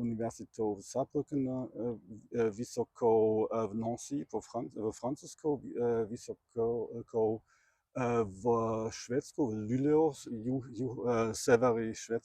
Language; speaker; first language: Slovak; non-native, learner; German